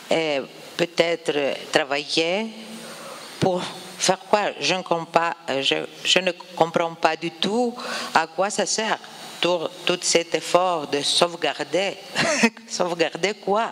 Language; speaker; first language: French; non-native, fluent; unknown